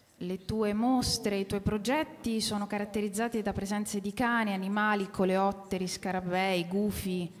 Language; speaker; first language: Italian; native; Italian